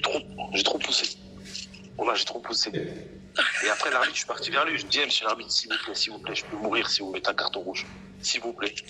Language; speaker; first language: French; native; French